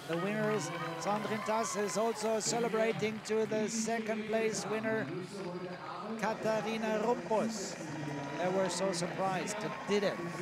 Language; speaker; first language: English; non-native, fluent; German